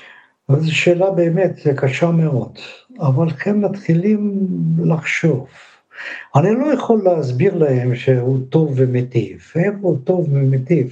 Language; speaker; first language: Hebrew; non-native, fluent; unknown